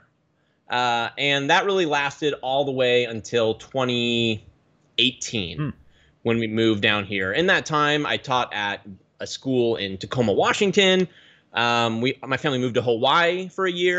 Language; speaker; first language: English; native; English